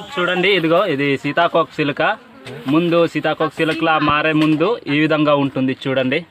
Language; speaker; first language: Telugu; non-native, local second language; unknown